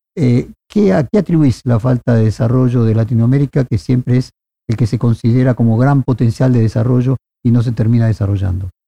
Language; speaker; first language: Spanish; native; Spanish